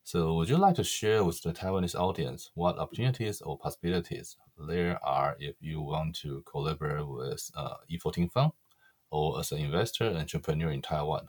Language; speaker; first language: English; non-native, fluent; Chinese